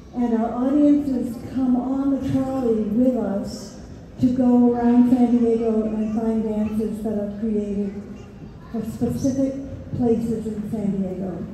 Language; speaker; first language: English; native; English